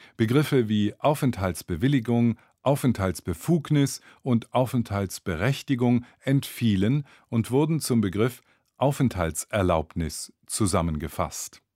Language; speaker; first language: German; native; German